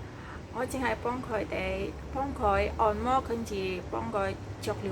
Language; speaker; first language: Cantonese; non-native, learner; Indonesian